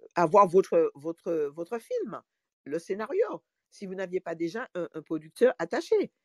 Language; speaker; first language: French; native; French